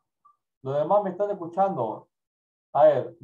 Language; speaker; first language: Spanish; native; Spanish